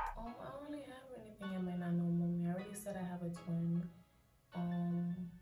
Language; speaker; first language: English; native; English